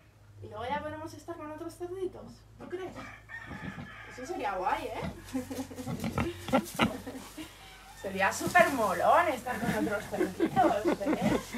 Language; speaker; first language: Spanish; native; Spanish